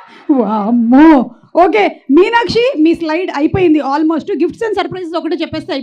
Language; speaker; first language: Telugu; native; Telugu